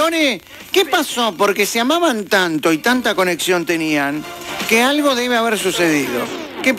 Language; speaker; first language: Spanish; native; Spanish